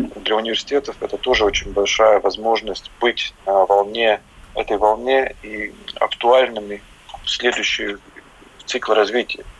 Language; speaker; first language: Russian; non-native, local second language; Latvian